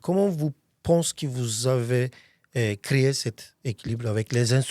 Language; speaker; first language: French; non-native, fluent; Armenian